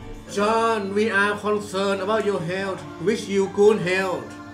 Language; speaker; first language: English; non-native, learner; Thai